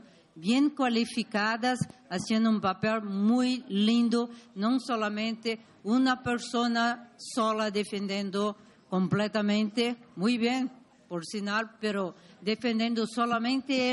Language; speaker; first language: Spanish; non-native, learner; Portuguese